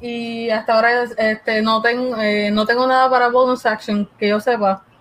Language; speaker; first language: Spanish; native; Spanish